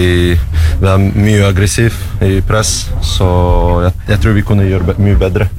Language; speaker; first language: Norwegian; non-native, learner; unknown